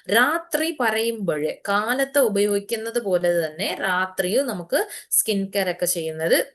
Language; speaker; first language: Malayalam; early bilingual, heritage; Malayalam